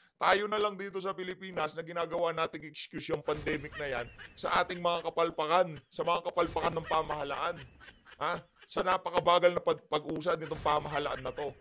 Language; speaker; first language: Filipino; native; Filipino